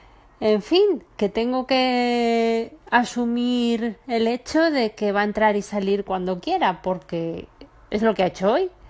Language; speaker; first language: Spanish; native; Spanish